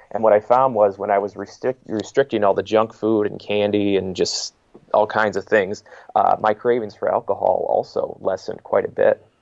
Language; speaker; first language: English; native; English